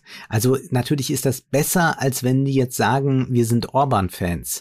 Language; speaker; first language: German; native; German